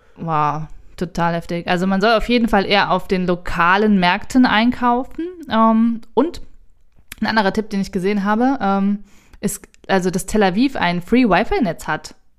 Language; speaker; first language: German; native; German